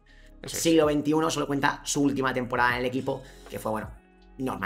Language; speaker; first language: Spanish; native; Spanish